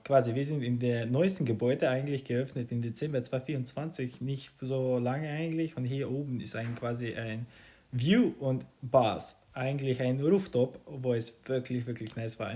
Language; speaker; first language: German; non-native, fluent; Croatian